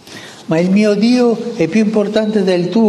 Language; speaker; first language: Italian; non-native, fluent; Spanish